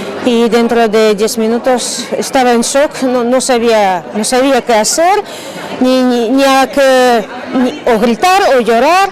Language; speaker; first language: Spanish; non-native, fluent; Ukrainian